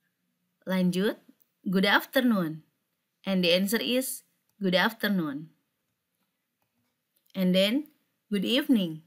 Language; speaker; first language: English; non-native, fluent; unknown